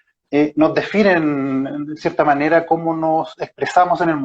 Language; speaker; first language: Spanish; native; Spanish